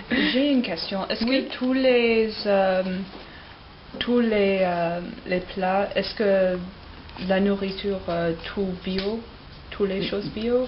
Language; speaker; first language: French; non-native, learner; English